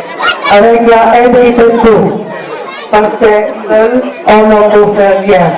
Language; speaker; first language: French; non-native, learner; German